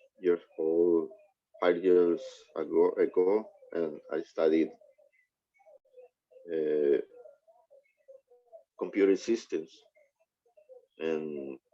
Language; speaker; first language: English; non-native, learner; Spanish